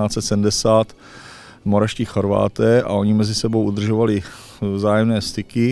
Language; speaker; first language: Czech; native; Czech